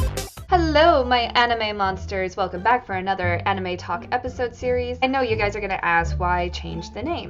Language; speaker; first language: English; native; English